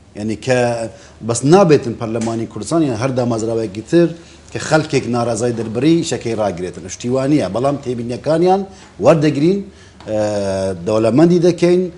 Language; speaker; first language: Central Kurdish; non-native, local second language; Kurdish